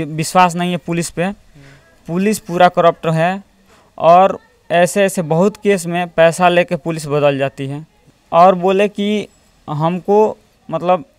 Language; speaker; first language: Hindi; native; Hindi